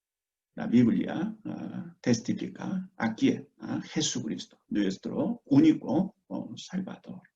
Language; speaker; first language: Spanish; non-native, fluent; Korean